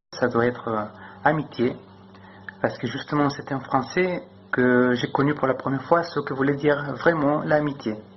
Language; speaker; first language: French; non-native, fluent; Spanish